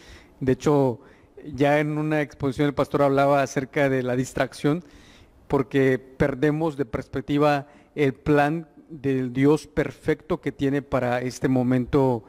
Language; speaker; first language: Spanish; native; Spanish